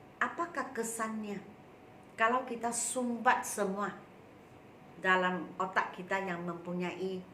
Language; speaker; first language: Malay; non-native, local second language; Chinese